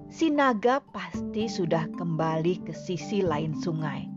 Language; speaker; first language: Indonesian; native; Indonesian